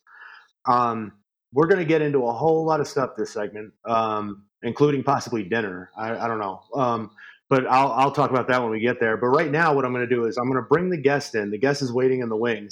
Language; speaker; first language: English; native; English